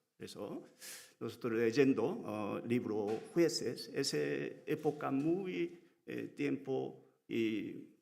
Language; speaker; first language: Spanish; non-native, learner; Korean